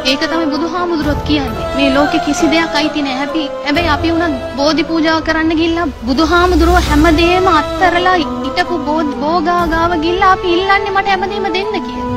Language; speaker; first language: Sinhala; non-native, local second language; Tamil